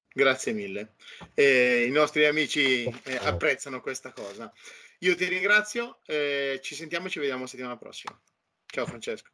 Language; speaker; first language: Italian; native; Italian